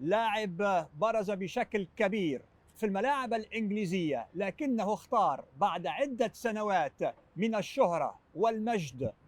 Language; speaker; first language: Arabic; native; Arabic